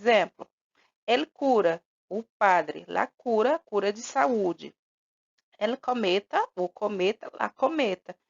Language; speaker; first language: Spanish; non-native, fluent; Portuguese